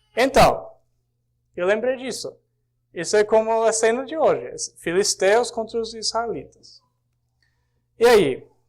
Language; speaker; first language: Portuguese; non-native, fluent; English